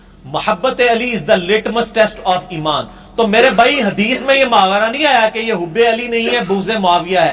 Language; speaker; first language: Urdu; non-native, local second language; Punjabi